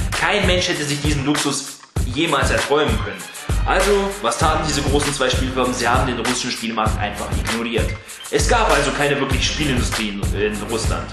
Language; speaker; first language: German; early bilingual, other home language; Russian